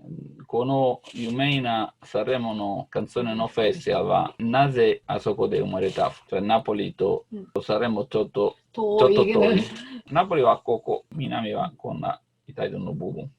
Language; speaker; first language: Japanese; non-native, learner; Italian